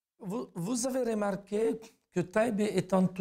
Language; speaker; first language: French; non-native, fluent; Arabic